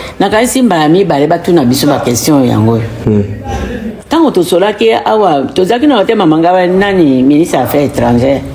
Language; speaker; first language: Lingala; native; Lingala